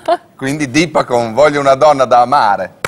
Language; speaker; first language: Italian; native; Italian